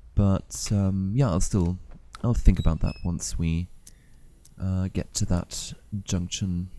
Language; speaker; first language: English; native; English